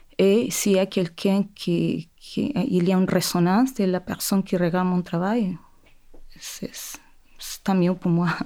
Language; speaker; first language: French; non-native, fluent; Spanish